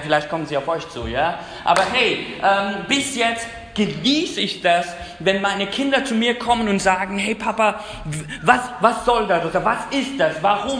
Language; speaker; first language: German; non-native, fluent; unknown